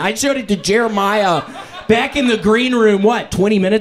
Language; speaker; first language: English; native; English